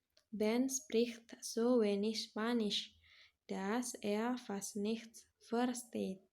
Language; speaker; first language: German; non-native, learner; Indonesian